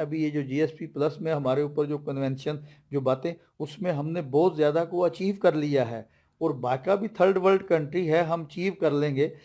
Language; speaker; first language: Urdu; non-native, local second language; Punjabi